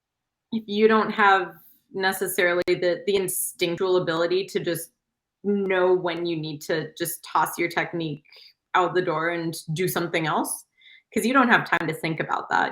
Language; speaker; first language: English; native; English